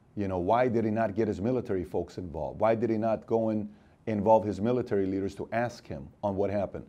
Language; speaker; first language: English; early bilingual, other home language; Armenian